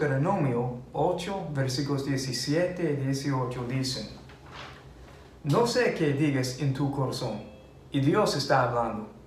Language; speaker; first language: Spanish; non-native, fluent; English